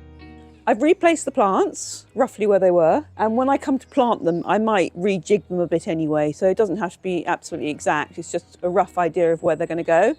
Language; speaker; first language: English; native; English